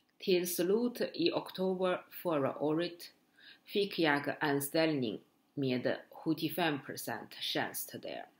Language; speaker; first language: Swedish; non-native, learner; Chinese